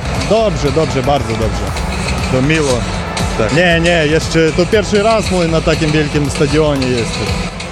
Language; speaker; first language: Polish; non-native, learner; Ukrainian